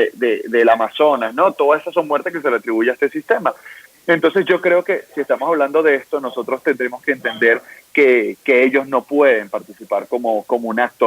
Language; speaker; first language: Spanish; native; Spanish